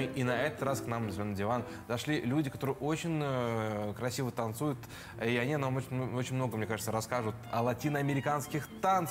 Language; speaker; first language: Russian; native; Russian